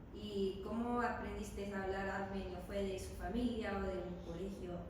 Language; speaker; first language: Spanish; non-native, learner; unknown